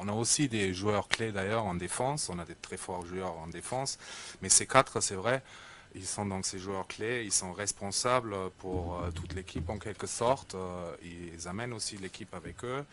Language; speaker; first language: French; native; French